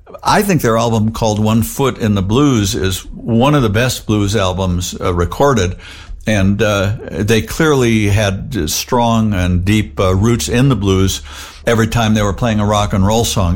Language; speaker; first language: English; native; English